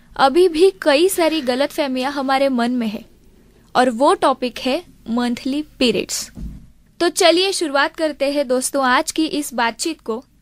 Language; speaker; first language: Hindi; non-native, local second language; Marathi